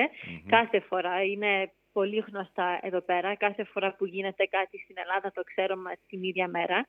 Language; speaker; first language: Greek; early bilingual, heritage; English